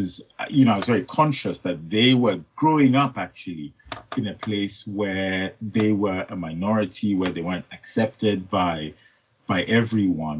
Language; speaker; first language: English; non-native, local second language; Yoruba